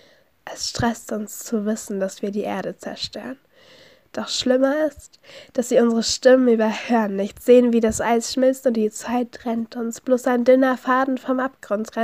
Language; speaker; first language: German; native; German